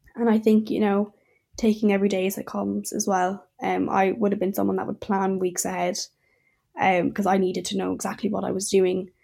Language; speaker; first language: English; native; English